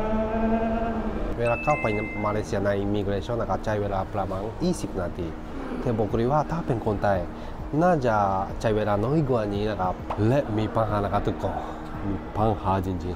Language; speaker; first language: Thai; non-native, learner; Japanese